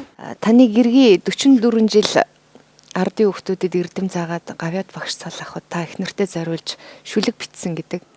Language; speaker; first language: Mongolian; native; Mongolian